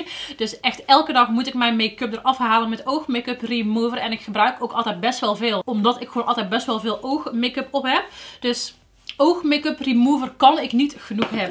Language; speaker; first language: Dutch; native; Dutch